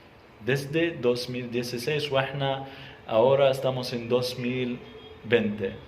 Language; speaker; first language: Spanish; non-native, fluent; Arabic